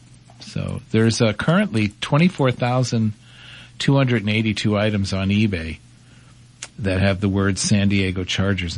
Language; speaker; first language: English; native; English